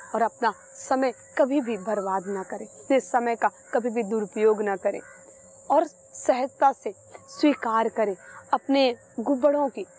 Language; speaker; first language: Hindi; native; Hindi